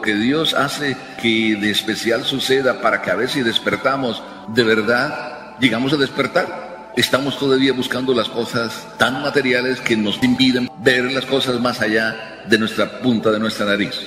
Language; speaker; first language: Spanish; native; Spanish